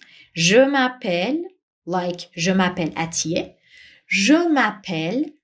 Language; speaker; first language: French; non-native, fluent; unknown